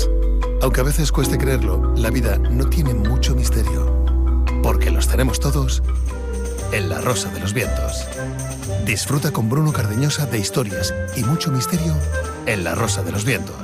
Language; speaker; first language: Spanish; native; Spanish